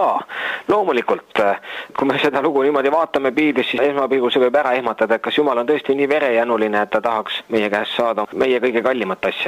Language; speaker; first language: Estonian; native; Estonian